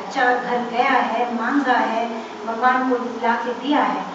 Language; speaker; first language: Hindi; non-native, local second language; Telugu